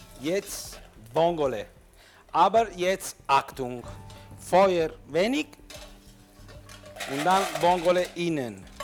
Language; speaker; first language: German; non-native, learner; Italian